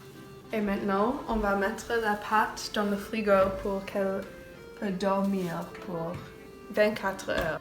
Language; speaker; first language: French; non-native, learner; English